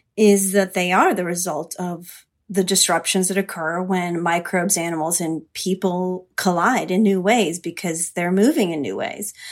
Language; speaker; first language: English; early bilingual, other home language; Hindi